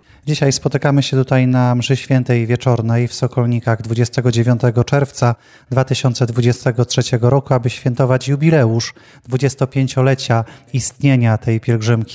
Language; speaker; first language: Polish; native; Polish